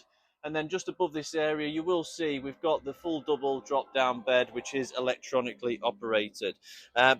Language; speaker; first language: English; native; English